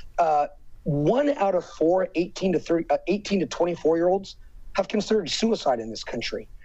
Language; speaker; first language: English; native; English